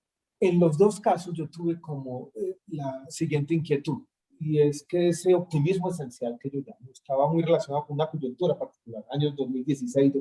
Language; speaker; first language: Spanish; native; Spanish